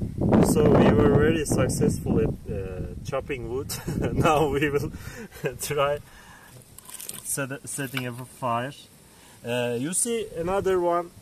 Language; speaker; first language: English; non-native, learner; Turkish